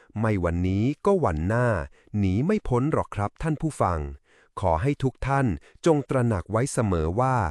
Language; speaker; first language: Thai; native; Thai